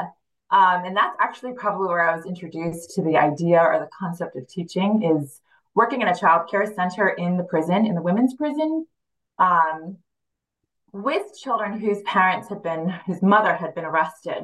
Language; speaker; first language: English; early bilingual, other home language; Spanish